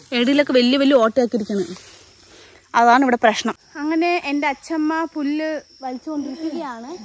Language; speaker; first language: Malayalam; non-native, fluent; Nepali